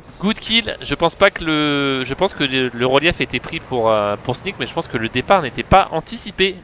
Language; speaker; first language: French; native; French